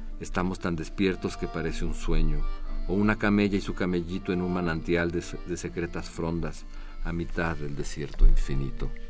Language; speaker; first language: Spanish; native; Spanish